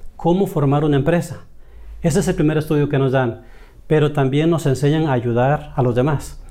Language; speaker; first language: Spanish; native; Spanish